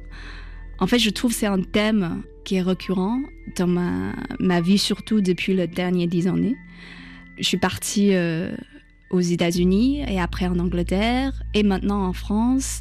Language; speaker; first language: French; non-native, fluent; Chinese